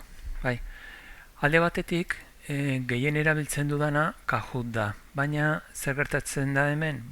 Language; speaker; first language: Basque; non-native, local second language; Spanish